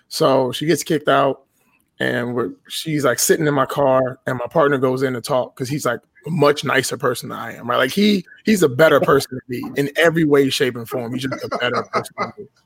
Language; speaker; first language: English; native; English